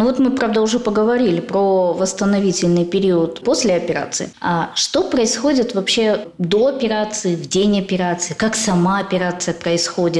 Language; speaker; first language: Russian; native; Russian